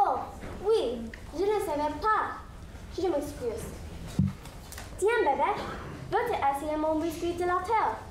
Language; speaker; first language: French; non-native, learner; English